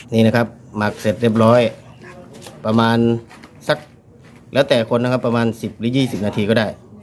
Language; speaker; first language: Thai; native; Thai